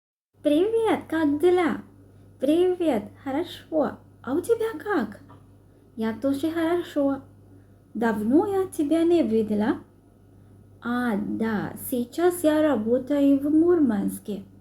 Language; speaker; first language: Russian; non-native, fluent; Sinhala